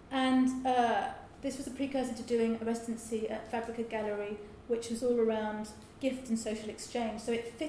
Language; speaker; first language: English; native; English